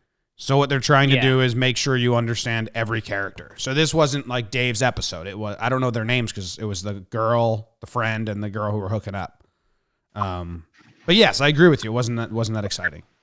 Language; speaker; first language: English; native; English